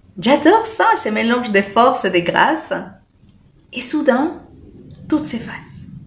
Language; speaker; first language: French; non-native, fluent; Spanish